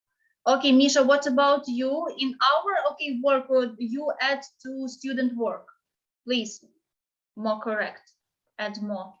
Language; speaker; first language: English; non-native, fluent; Ukrainian